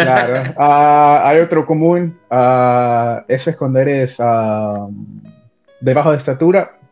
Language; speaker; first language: Spanish; early bilingual, heritage; Spanish